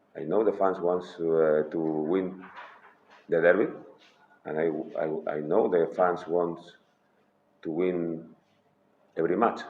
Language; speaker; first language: English; non-native, fluent; Spanish